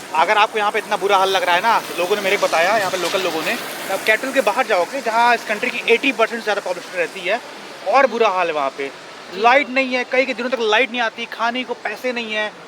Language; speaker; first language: Hindi; native; Hindi